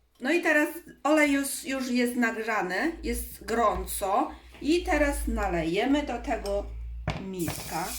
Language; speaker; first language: Polish; non-native, learner; Chinese